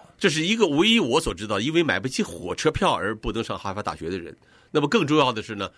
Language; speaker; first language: Chinese; native; Chinese